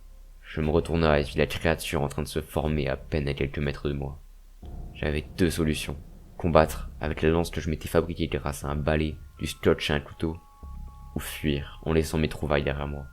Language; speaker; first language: French; native; French